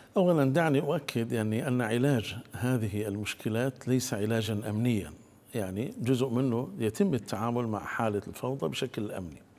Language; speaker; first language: Arabic; native; Arabic